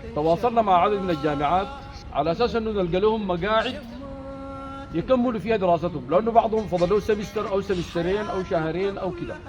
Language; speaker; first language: Arabic; native; Arabic